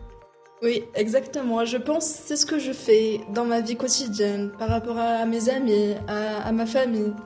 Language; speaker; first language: French; non-native, local second language; Arabic